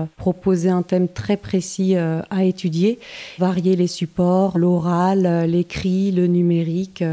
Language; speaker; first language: French; native; French